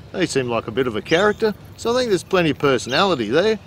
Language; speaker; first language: English; native; English